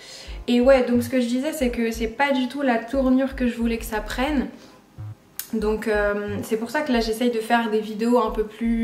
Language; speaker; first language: French; native; French